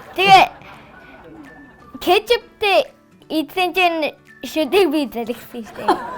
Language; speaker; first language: Mongolian; early bilingual, heritage; Mongolian